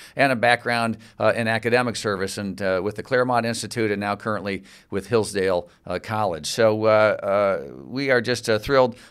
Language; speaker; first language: English; native; English